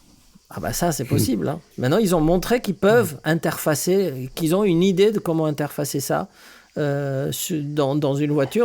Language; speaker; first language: French; native; French